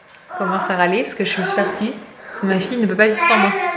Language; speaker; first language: French; native; French